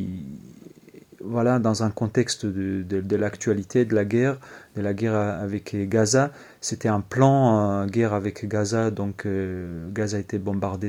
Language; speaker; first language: French; non-native, fluent; Hebrew